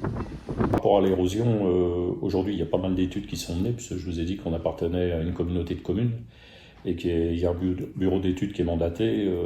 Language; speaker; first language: French; native; French